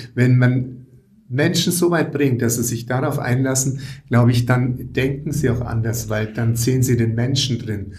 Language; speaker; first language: German; native; German